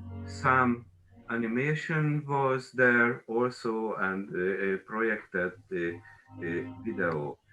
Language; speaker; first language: English; non-native, learner; Hungarian